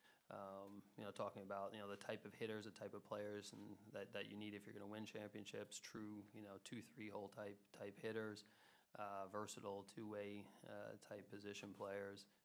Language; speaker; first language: English; native; English